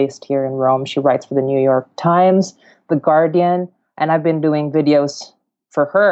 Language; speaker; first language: English; non-native, local second language; Cebuano